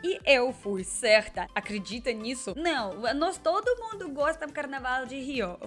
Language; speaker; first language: Portuguese; non-native, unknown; Russian